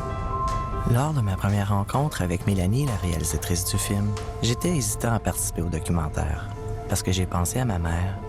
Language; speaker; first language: French; native; French